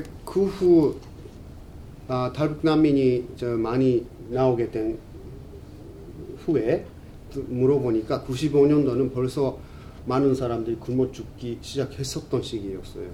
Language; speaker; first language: Korean; non-native, fluent; Japanese